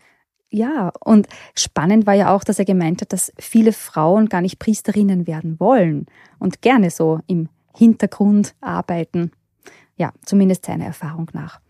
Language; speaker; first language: German; native; German